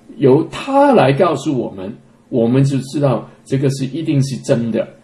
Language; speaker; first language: Chinese; non-native, local second language; Cantonese